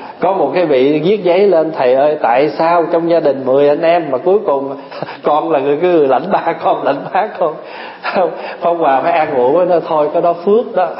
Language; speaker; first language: Vietnamese; early bilingual, other home language; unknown